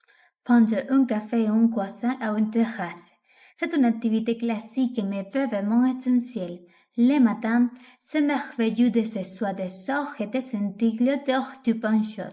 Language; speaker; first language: French; non-native, learner; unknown